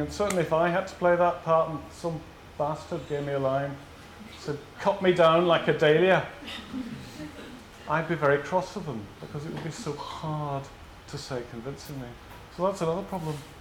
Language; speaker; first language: English; native; English